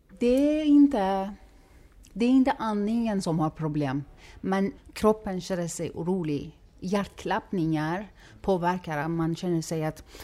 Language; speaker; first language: Swedish; non-native, fluent; Persian